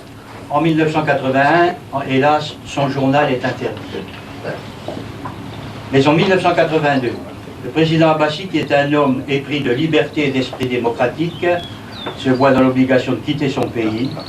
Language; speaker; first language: French; native; French